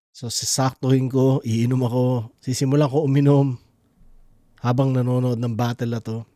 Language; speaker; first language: Filipino; native; Filipino